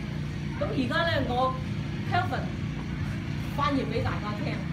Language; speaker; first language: Cantonese; native; Cantonese